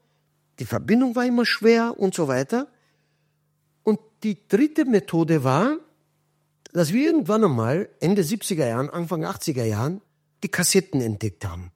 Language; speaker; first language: German; non-native, fluent; Kurdish